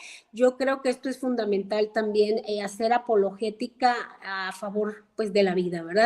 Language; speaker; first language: Spanish; native; Spanish